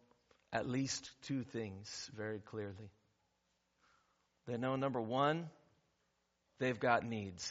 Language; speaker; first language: English; native; English